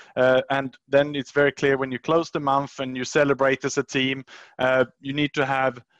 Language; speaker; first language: English; non-native, fluent; Swedish